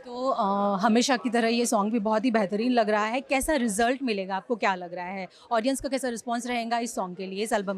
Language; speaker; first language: Hindi; native; Hindi